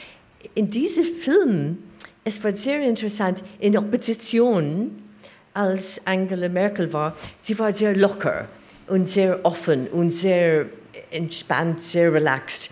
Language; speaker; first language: German; non-native, learner; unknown